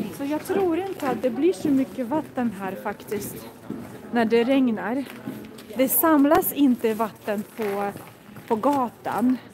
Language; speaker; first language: Swedish; non-native, fluent; Russian